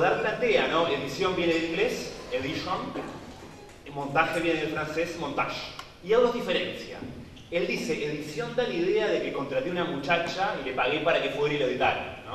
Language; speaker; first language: Spanish; native; Spanish